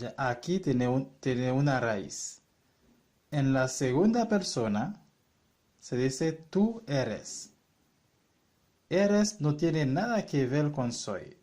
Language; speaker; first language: Spanish; non-native, fluent; Haitian Creole